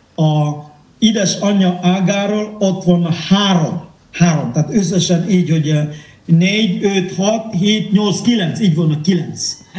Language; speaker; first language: Hungarian; non-native, fluent; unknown